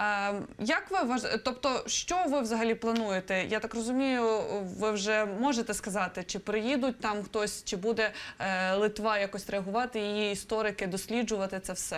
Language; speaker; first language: Ukrainian; native; Ukrainian